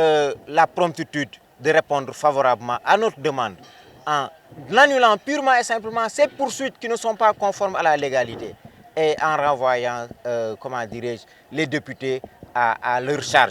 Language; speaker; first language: French; non-native, local second language; Wolof